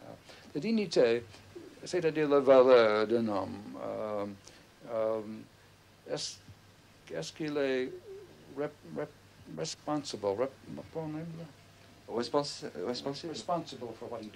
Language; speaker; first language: French; non-native, fluent; English